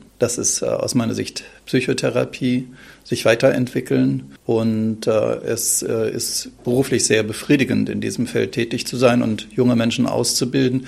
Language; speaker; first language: German; native; German